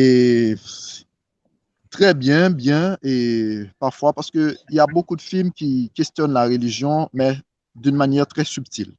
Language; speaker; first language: French; non-native, local second language; Haitian Creole